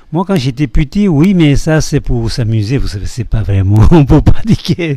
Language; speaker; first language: French; non-native, fluent; Tibetan